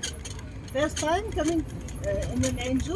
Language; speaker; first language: English; non-native, learner; Arabic